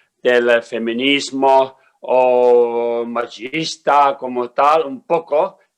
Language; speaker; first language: Spanish; non-native, learner; Tibetan